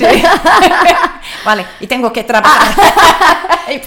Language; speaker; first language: Spanish; non-native, learner; English